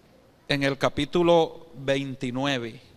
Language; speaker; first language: Spanish; native; Spanish